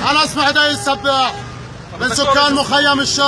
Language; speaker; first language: Arabic; native; Arabic